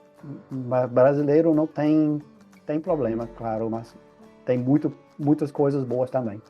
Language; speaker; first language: Portuguese; non-native, fluent; English